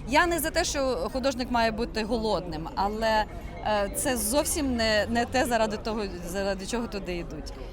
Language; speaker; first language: Ukrainian; native; Ukrainian